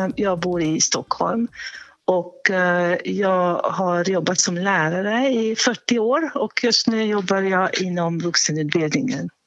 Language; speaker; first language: Swedish; non-native, fluent; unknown